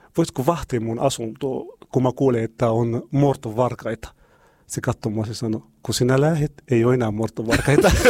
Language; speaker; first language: Finnish; non-native, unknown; Arabic